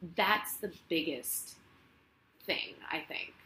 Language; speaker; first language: English; non-native, fluent; Spanish